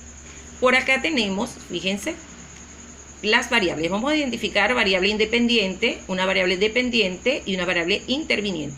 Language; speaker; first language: Spanish; native; Spanish